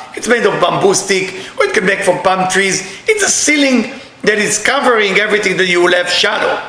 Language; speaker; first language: English; non-native, learner; Hebrew